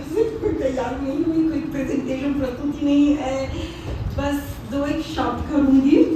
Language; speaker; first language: Hindi; non-native, fluent; Italian